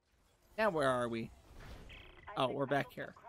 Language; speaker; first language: English; native; English